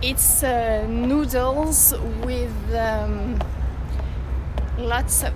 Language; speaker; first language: English; non-native, fluent; French